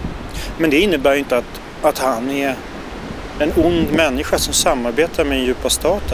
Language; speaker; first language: Swedish; native; Swedish